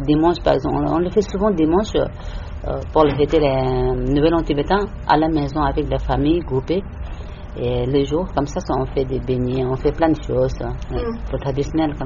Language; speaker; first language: French; non-native, learner; Tibetan